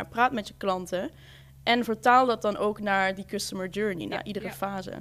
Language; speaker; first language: Dutch; native; Dutch